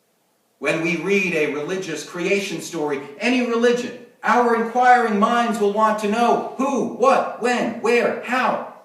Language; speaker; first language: English; native; English